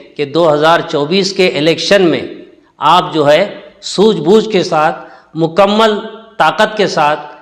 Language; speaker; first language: Urdu; native; Urdu